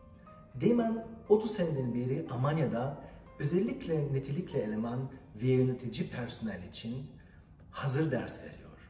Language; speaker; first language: Turkish; non-native, learner; German